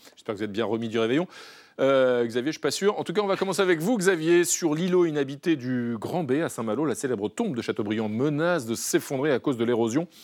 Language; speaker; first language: French; native; French